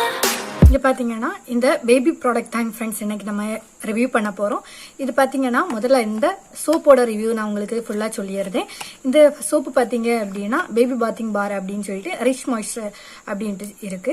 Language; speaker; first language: Tamil; native; Tamil